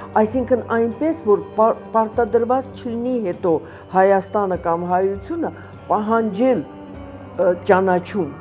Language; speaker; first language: Armenian; native; Armenian